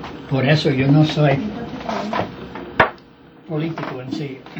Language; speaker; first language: Spanish; non-native, fluent; English